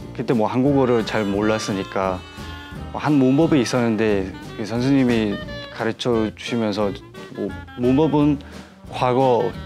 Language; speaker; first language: Korean; non-native, fluent; Mongolian